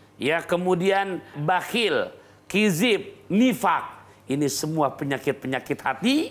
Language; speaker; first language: Indonesian; native; Indonesian